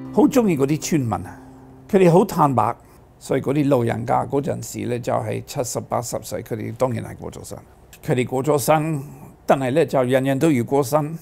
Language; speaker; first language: Chinese; non-native, fluent; English